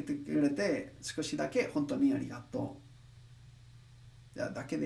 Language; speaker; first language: Japanese; non-native, learner; English